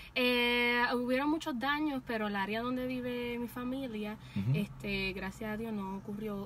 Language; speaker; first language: Spanish; native; Spanish